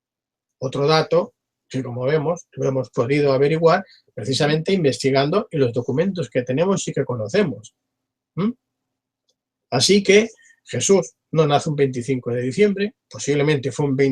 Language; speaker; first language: Spanish; native; Spanish